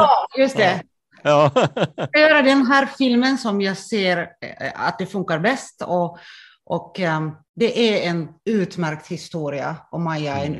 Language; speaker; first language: Swedish; non-native, local second language; Finnish